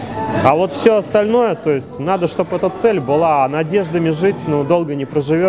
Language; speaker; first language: Russian; native; Russian